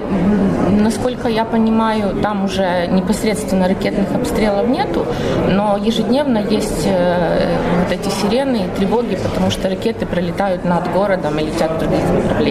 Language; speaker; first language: Russian; native; Russian